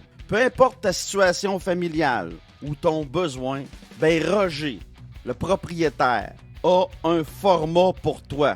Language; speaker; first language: French; native; French